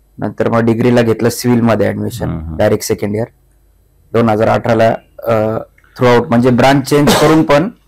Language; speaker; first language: Marathi; native; Marathi